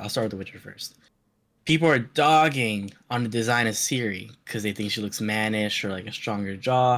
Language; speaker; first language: English; native; English